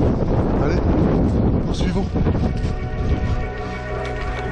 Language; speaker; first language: French; native; French